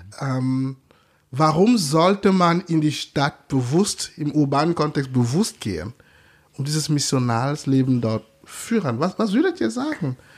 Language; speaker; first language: German; non-native, fluent; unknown